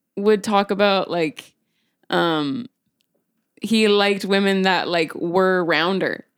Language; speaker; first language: English; native; English